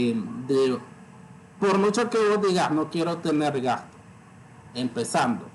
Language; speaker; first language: Spanish; native; Spanish